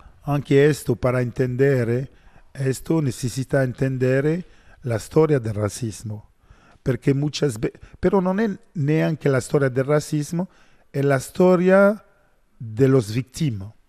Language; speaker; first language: Spanish; non-native, learner; French